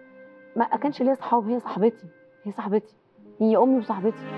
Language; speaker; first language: Arabic; native; Arabic